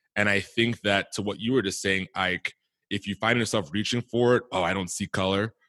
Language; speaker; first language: English; native; English